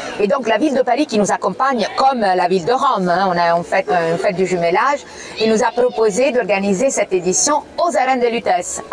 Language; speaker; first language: French; non-native, fluent; Italian